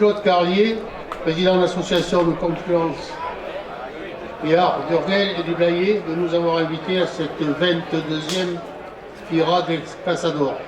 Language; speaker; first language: French; native; French